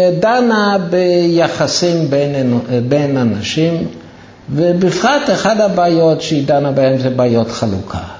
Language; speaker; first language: Hebrew; non-native, fluent; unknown